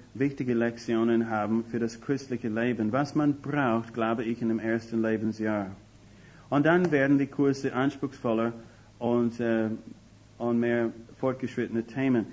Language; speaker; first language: German; non-native, fluent; English